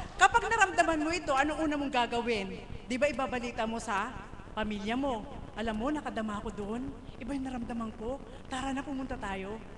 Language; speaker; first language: Filipino; non-native, local second language; Cebuano